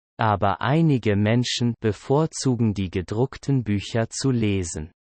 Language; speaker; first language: German; non-native, learner; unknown